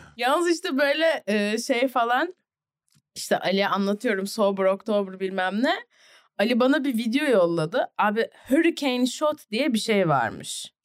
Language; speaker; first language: Turkish; native; Turkish